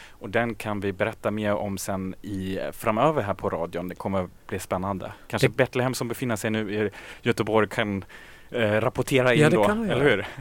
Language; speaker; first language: Swedish; native; Swedish